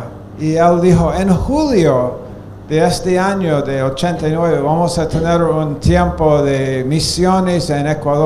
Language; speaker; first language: Spanish; non-native, fluent; English